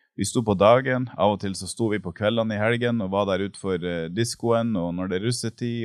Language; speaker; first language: Norwegian; native; Norwegian